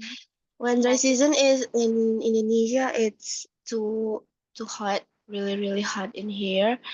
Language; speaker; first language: English; non-native, learner; Indonesian